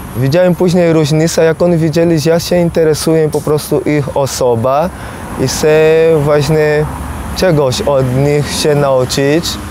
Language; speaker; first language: Polish; non-native, learner; Portuguese